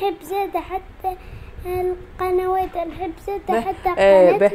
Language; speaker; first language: Arabic; native; Arabic